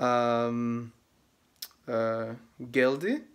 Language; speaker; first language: Turkish; non-native, learner; English